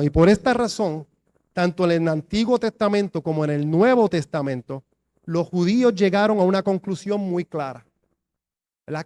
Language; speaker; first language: Spanish; native; Spanish